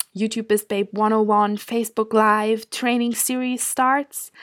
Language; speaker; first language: English; non-native, fluent; German